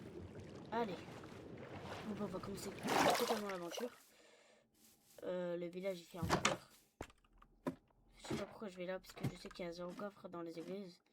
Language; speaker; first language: French; native; French